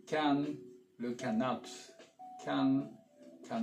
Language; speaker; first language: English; non-native, learner; Thai